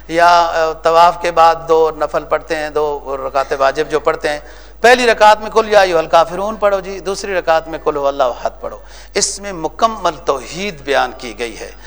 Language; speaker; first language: Urdu; native; Urdu